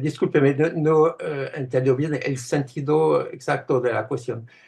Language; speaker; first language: Spanish; non-native, fluent; French